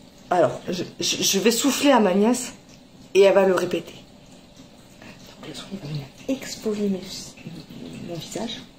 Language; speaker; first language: French; native; French